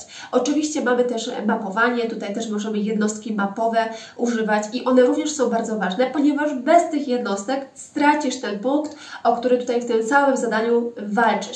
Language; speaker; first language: Polish; native; Polish